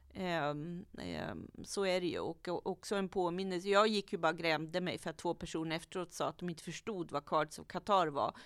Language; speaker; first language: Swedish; native; Swedish